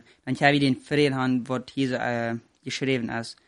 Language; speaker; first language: German; non-native, learner; Plautdietsch